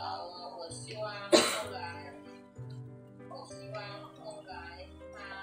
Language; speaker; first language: Chinese; non-native, learner; Vietnamese